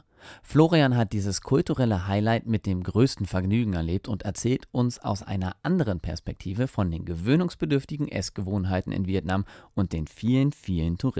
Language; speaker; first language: German; native; German